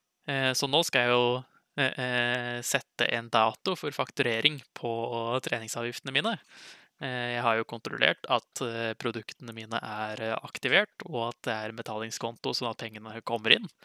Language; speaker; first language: Norwegian; native; Norwegian